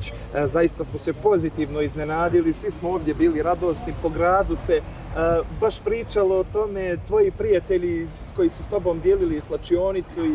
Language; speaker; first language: Serbian; native; Serbian